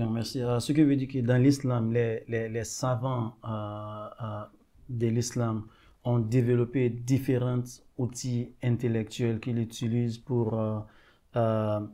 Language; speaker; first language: French; non-native, learner; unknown